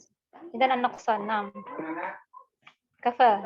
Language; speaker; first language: Arabic; non-native, learner; Indonesian